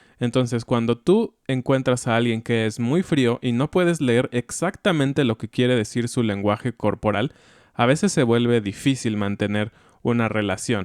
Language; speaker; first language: Spanish; native; Spanish